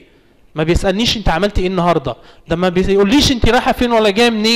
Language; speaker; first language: Arabic; native; Arabic